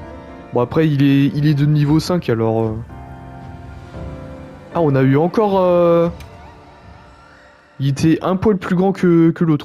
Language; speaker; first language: French; native; French